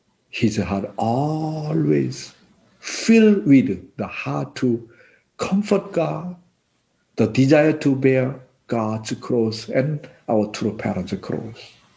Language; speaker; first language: English; non-native, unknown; Korean